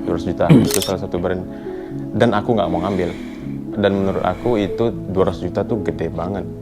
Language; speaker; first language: Indonesian; native; Indonesian